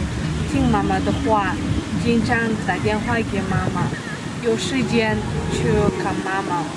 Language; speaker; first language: Chinese; non-native, fluent; Kyrgyz